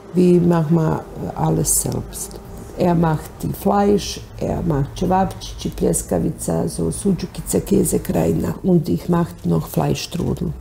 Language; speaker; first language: German; non-native, learner; Bosnian